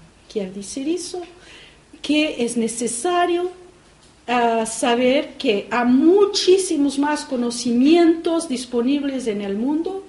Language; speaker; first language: Spanish; non-native, fluent; Portuguese